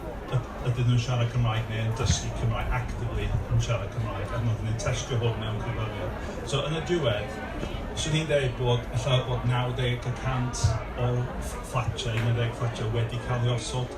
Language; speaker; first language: Welsh; non-native, local second language; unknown